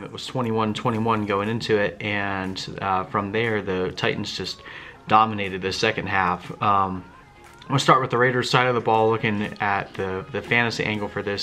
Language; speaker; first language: English; native; English